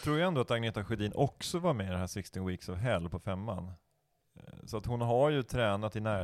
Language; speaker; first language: Swedish; native; Swedish